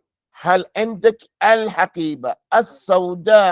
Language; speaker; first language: Arabic; non-native, learner; English